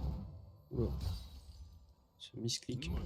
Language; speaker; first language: French; native; French